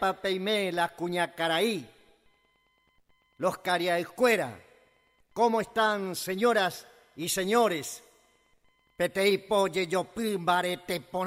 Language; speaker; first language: Spanish; non-native, local second language; Guarani